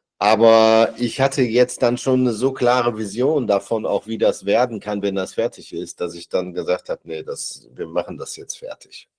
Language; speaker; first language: German; native; German